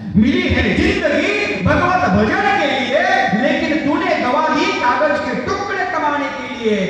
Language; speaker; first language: Hindi; non-native, local second language; Marathi